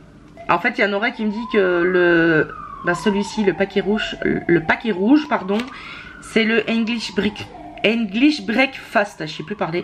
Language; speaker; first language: French; native; French